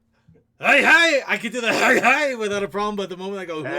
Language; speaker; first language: English; native; English